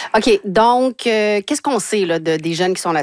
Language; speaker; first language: French; native; French